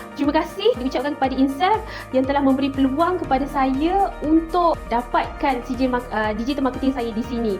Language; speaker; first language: Malay; native; Malay